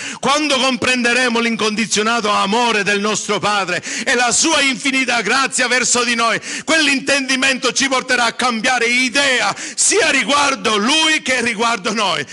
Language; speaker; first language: Italian; early bilingual, heritage; English